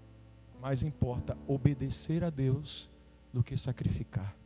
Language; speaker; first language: Portuguese; native; Portuguese